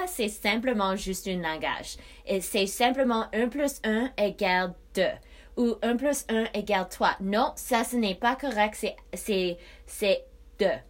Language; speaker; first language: French; non-native, learner; English